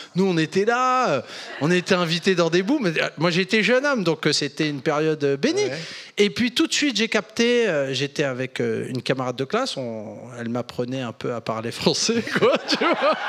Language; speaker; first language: French; native; French